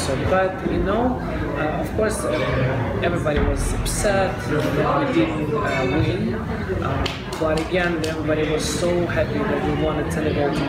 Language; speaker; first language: English; non-native, fluent; Russian